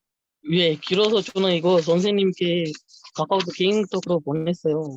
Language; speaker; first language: Korean; non-native, learner; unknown